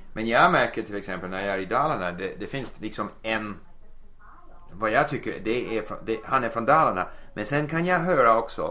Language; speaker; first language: Swedish; non-native, fluent; English